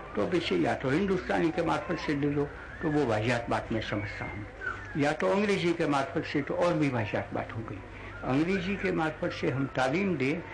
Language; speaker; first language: Hindi; non-native, local second language; Gujarati